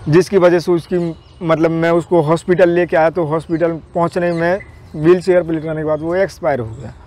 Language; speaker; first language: Hindi; native; Hindi